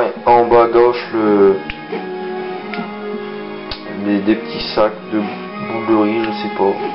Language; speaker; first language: French; native; French